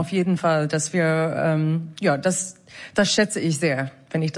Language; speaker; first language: German; non-native, fluent; English